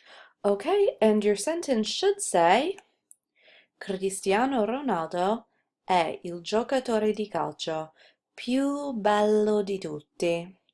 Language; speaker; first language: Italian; non-native, fluent; English